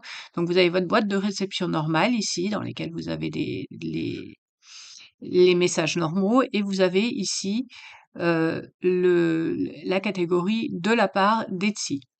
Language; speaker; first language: French; native; French